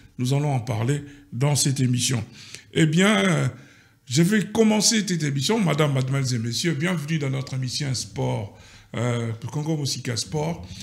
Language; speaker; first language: French; non-native, local second language; Lingala